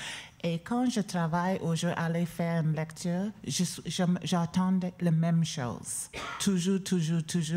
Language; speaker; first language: French; non-native, learner; English